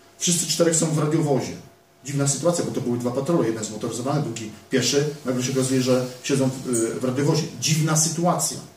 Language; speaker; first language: Polish; native; Polish